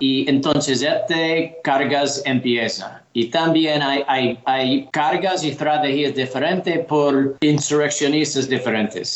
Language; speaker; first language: Spanish; non-native, learner; English